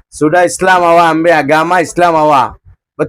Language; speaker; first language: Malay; non-native, fluent; Bangla